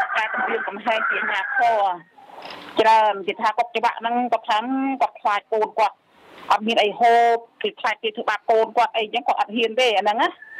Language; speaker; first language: Khmer; non-native, local second language; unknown